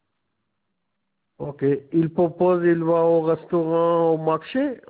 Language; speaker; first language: French; non-native, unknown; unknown